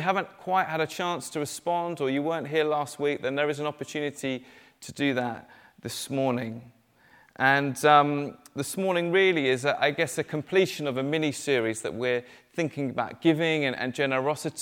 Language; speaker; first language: English; native; English